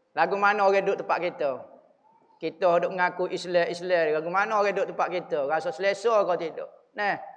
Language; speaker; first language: Malay; native; Malay